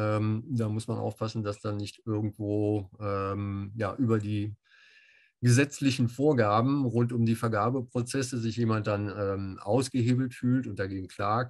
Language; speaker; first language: German; native; German